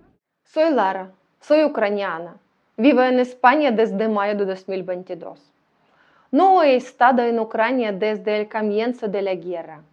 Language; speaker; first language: Spanish; non-native, learner; Ukrainian